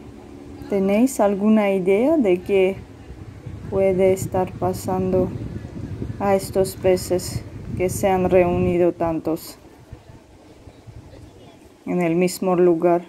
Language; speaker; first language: Spanish; non-native, fluent; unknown